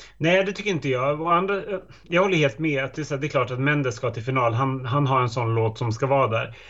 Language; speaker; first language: Swedish; native; Swedish